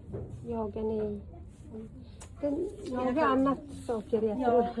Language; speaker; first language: Swedish; non-native, learner; Uzbek